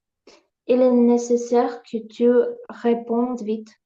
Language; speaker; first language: French; non-native, learner; Ukrainian